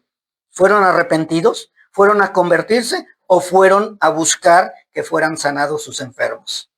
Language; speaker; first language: Spanish; native; Spanish